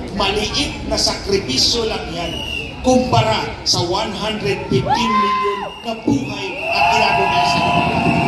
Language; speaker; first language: Filipino; non-native, local second language; Cebuano